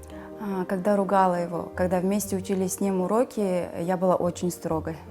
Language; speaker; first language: Russian; non-native, local second language; Kazakh